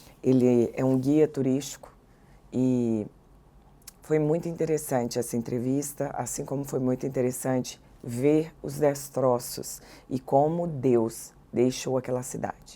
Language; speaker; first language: Portuguese; native; Portuguese